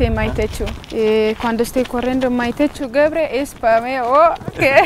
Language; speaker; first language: Spanish; non-native, learner; Tigrinya